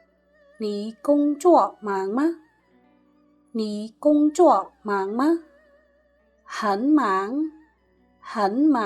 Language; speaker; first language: Chinese; non-native, fluent; Khmer